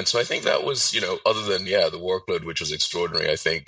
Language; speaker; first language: English; non-native, local second language; Yoruba